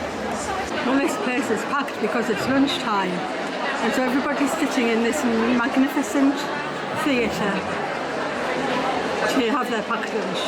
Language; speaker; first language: English; native; English